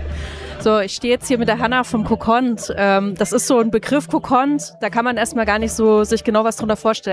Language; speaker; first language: German; native; German